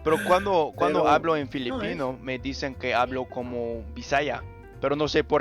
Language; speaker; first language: Spanish; non-native, fluent; English